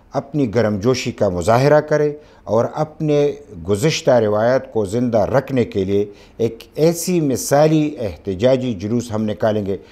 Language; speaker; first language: Urdu; non-native, local second language; Pashto